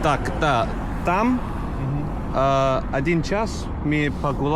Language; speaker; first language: Russian; non-native, learner; English